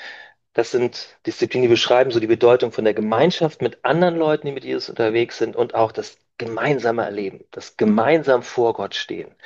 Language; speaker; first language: German; native; German